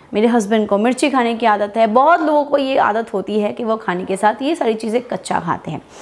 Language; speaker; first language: Hindi; non-native, local second language; Bangla